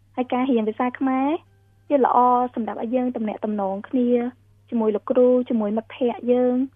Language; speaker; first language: Khmer; early bilingual, heritage; Khmer